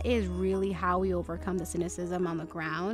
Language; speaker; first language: English; native; English